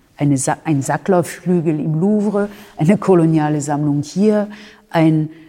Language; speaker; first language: German; non-native, fluent; French